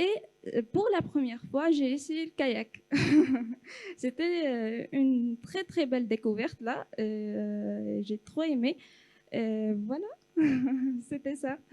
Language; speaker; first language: French; non-native, local second language; Arabic